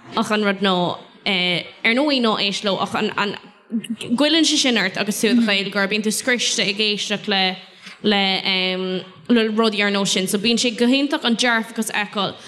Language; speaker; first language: Irish; non-native, local second language; English